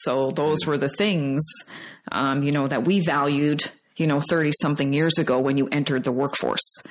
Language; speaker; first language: English; native; English